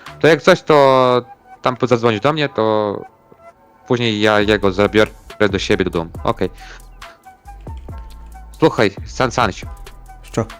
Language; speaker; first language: Polish; non-native, learner; Ukrainian